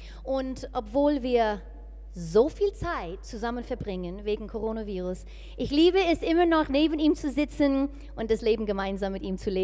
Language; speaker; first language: German; non-native, fluent; English